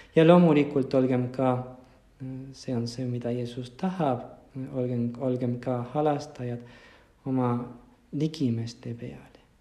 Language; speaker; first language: Estonian; non-native, fluent; Spanish